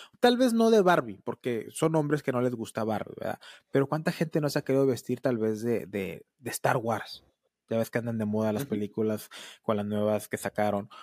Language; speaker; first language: Spanish; early bilingual, heritage; Spanish